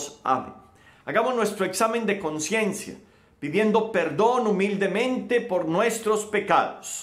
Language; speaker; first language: Spanish; native; Spanish